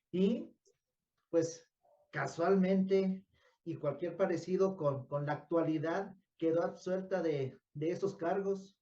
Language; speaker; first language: Spanish; native; Spanish